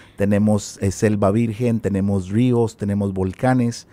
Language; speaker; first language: Spanish; native; Spanish